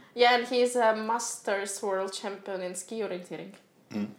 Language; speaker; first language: English; non-native, fluent; Russian